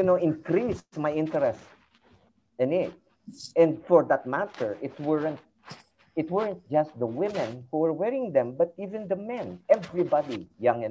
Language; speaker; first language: English; non-native, local second language; Iloko